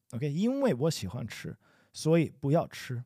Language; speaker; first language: Chinese; non-native, fluent; English